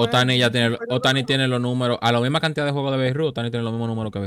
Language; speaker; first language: Spanish; native; Spanish